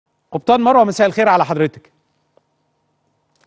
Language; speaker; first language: Arabic; native; Arabic